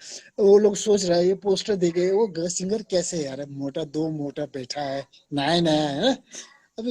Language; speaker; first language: Hindi; non-native, local second language; Tibetan